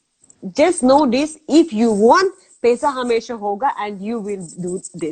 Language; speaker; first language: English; non-native, learner; Azerbaijani